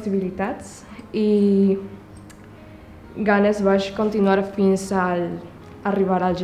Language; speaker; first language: Catalan; non-native, local second language; Spanish